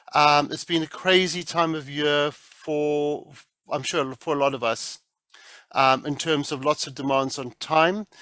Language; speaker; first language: English; native; English